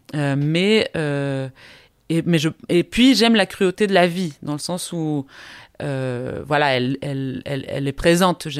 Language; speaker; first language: French; early bilingual, heritage; Spanish